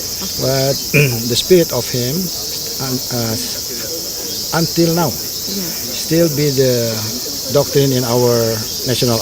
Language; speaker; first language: English; non-native, learner; Indonesian